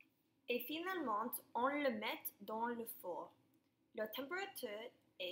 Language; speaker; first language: French; non-native, learner; English